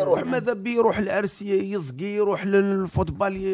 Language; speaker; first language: Arabic; native; Arabic